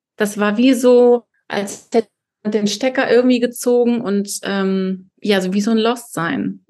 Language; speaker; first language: German; early bilingual, heritage; Russian